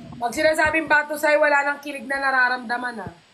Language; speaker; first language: Filipino; native; Filipino